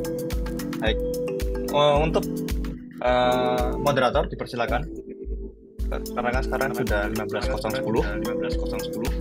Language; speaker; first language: Indonesian; native; Indonesian